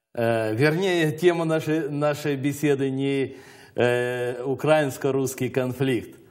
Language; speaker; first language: Russian; native; Russian